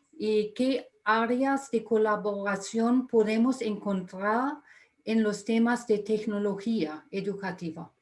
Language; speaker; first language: Spanish; non-native, fluent; German